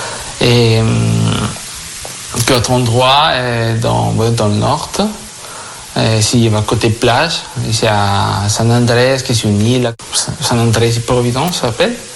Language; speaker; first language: French; non-native, fluent; Spanish